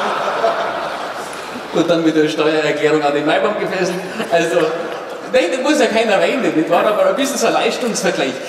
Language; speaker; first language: German; native; German